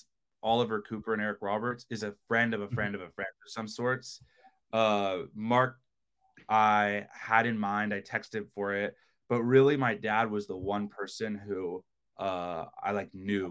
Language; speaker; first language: English; native; English